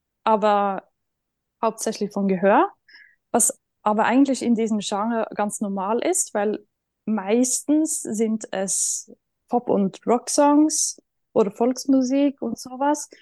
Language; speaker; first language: German; non-native, fluent; Norwegian